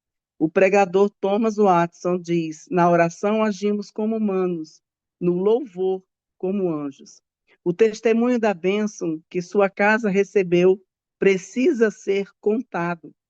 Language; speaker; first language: Portuguese; native; Portuguese